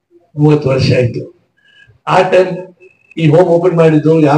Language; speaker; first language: Kannada; non-native, local second language; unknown